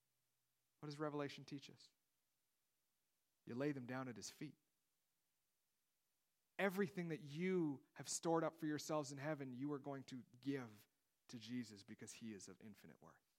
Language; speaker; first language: English; native; English